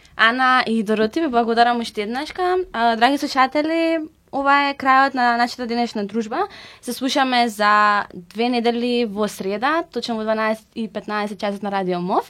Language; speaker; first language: Macedonian; native; Macedonian